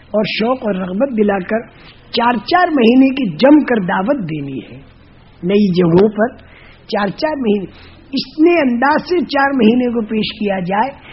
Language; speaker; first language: Urdu; non-native, local second language; Gujarati